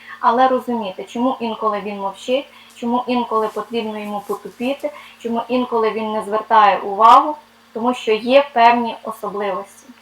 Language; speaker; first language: Ukrainian; non-native, local second language; Russian